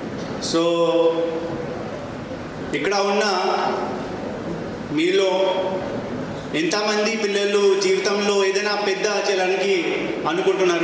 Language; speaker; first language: Telugu; non-native, fluent; Hindi